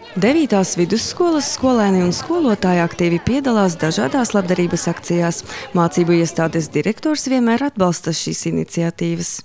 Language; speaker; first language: Latvian; non-native, local second language; Russian